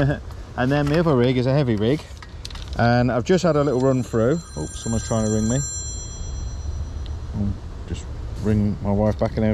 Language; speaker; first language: English; native; English